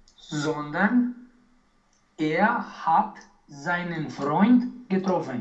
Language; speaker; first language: German; non-native, learner; Romanian